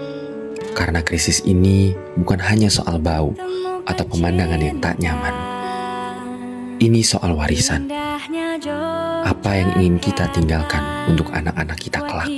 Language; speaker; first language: Indonesian; native; Indonesian